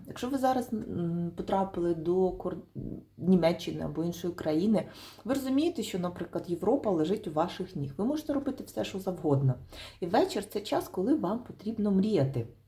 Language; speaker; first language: Ukrainian; non-native, local second language; Russian